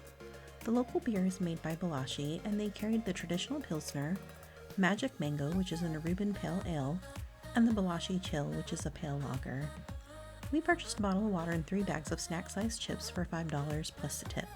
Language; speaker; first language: English; native; English